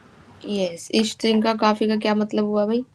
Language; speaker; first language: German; non-native, fluent; Hindi